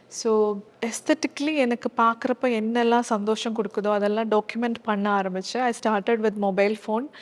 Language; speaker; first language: Tamil; non-native, local second language; Malayalam